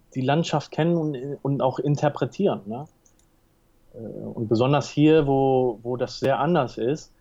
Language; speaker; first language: German; early bilingual, heritage; Spanish